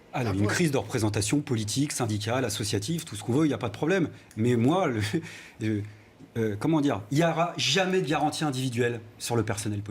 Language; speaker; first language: French; native; French